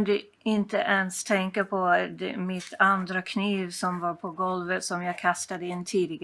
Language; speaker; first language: Swedish; non-native, fluent; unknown